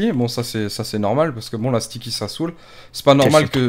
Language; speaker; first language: French; native; French